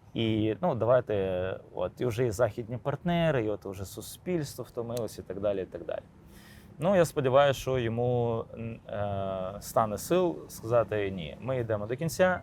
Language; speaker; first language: Ukrainian; non-native, local second language; Crimean Tatar